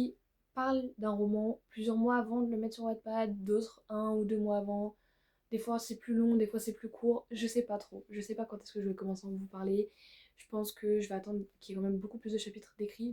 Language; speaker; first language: French; native; French